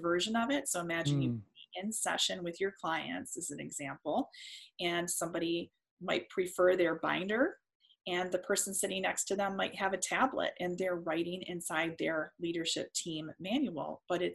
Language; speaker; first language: English; native; English